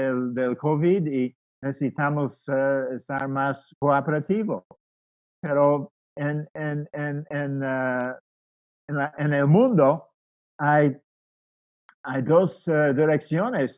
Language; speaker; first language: Spanish; non-native, fluent; English